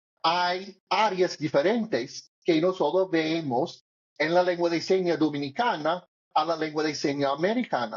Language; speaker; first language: Spanish; non-native, learner; English